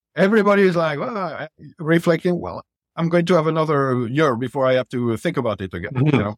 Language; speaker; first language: English; non-native, fluent; French